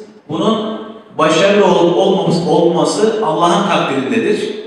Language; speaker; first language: Turkish; native; Turkish